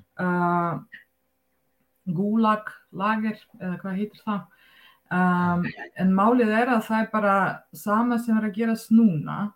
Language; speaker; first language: Icelandic; non-native, fluent; Russian